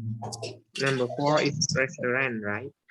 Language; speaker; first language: English; non-native, learner; Khmer